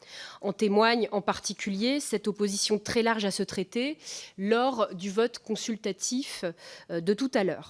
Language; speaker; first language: French; native; French